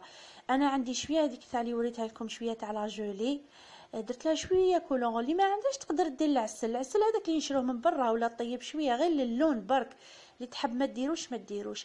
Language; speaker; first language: Arabic; native; Arabic